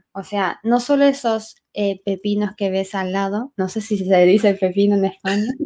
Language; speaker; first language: Spanish; non-native, fluent; Chinese